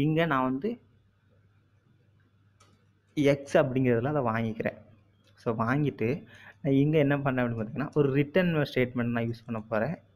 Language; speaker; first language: Tamil; native; Tamil